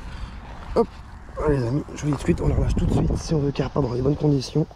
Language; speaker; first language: French; native; French